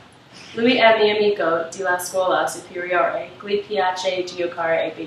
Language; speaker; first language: Italian; non-native, learner; English